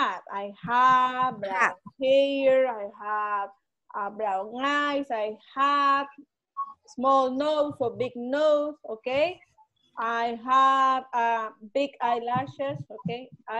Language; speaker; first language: English; non-native, learner; Spanish